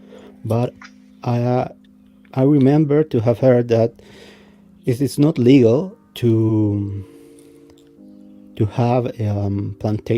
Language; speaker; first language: English; non-native, fluent; Spanish